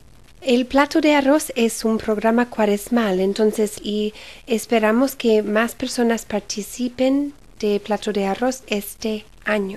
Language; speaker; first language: Spanish; early bilingual, heritage; Spanish